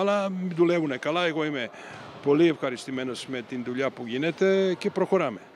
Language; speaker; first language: Greek; non-native, fluent; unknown